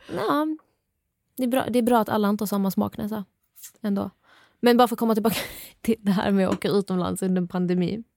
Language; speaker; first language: Swedish; native; Swedish